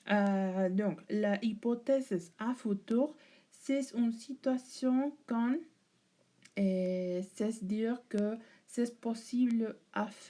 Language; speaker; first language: French; non-native, learner; Spanish